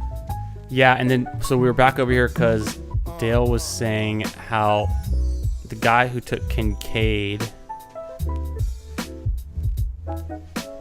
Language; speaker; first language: English; native; English